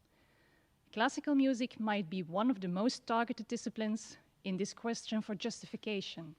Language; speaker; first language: English; non-native, fluent; Dutch